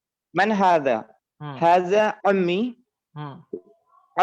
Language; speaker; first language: Arabic; non-native, learner; Urdu